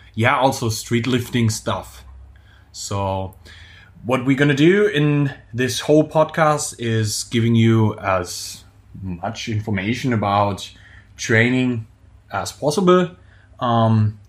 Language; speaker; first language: English; non-native, fluent; German